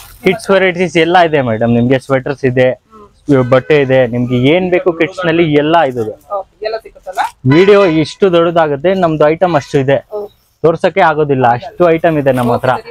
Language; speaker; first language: Kannada; non-native, local second language; Urdu